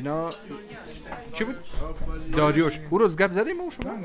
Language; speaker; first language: Persian; native; Persian